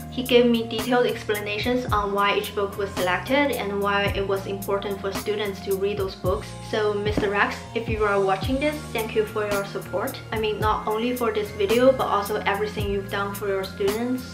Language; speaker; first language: English; non-native, fluent; Chinese